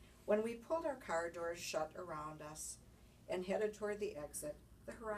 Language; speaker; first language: English; native; English